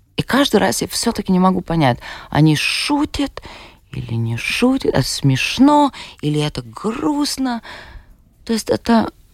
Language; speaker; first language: Russian; non-native, fluent; Lithuanian